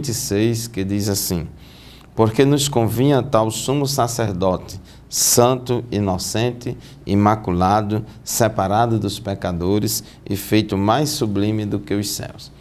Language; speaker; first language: Portuguese; native; Portuguese